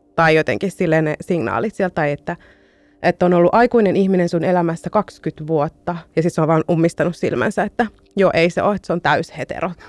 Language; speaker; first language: Finnish; early bilingual, other home language; Arabic